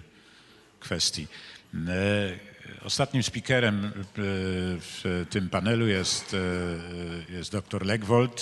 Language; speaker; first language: Polish; native; Polish